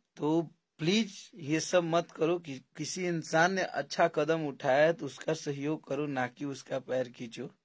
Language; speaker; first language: Hindi; native; Hindi